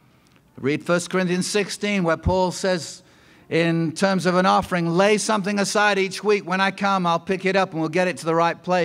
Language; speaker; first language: English; native; English